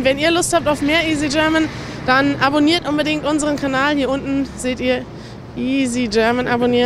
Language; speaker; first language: German; native; German